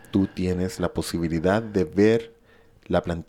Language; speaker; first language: Spanish; native; Spanish